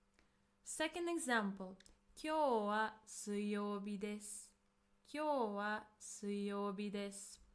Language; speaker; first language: Japanese; non-native, fluent; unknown